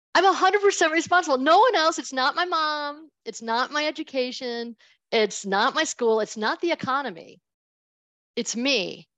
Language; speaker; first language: English; native; English